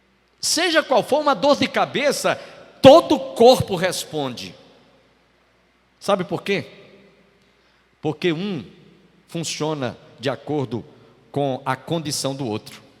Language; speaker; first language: Portuguese; native; Portuguese